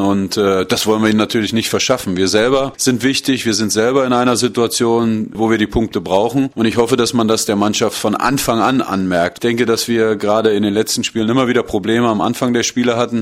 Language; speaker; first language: German; native; German